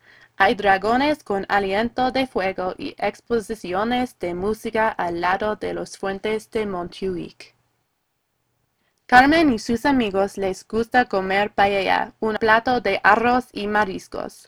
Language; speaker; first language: Spanish; non-native, learner; English